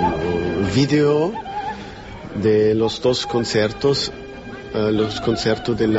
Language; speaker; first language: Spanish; non-native, learner; German